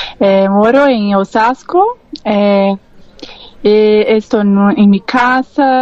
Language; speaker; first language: Spanish; non-native, learner; Portuguese